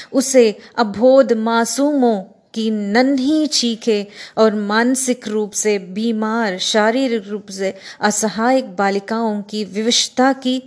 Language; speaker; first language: Hindi; non-native, local second language; Kannada